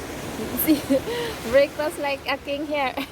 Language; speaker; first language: English; non-native, learner; Filipino